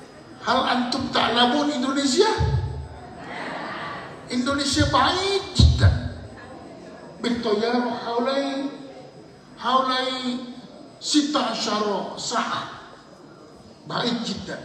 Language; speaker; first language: Arabic; non-native, learner; Indonesian